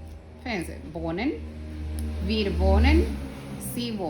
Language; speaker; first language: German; non-native, fluent; Spanish